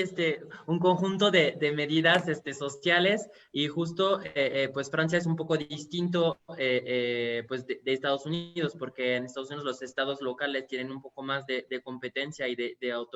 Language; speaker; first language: Spanish; native; Spanish